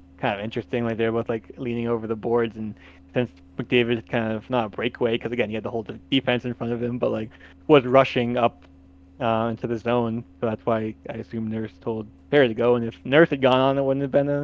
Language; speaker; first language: English; native; English